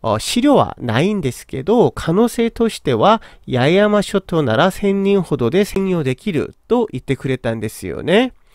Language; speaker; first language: Japanese; non-native, fluent; Korean